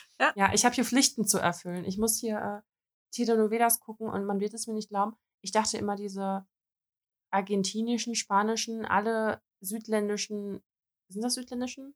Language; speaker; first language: German; early bilingual, other home language; Russian